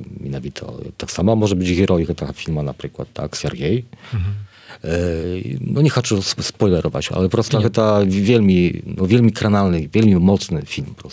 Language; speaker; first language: Polish; non-native, learner; Belarusian